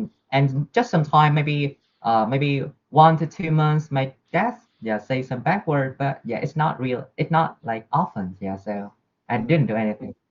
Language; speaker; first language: English; non-native, learner; Vietnamese